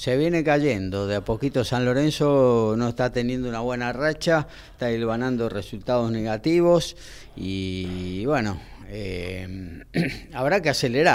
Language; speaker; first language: Spanish; native; Spanish